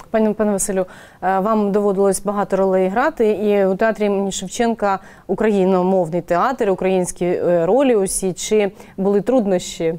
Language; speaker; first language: Ukrainian; native; Ukrainian